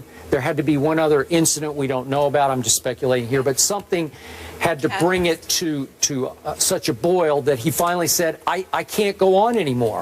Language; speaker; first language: English; native; English